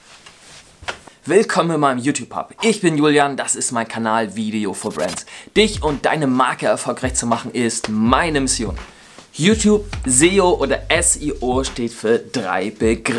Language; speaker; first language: German; native; German